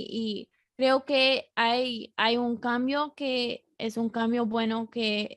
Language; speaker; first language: Spanish; non-native, fluent; English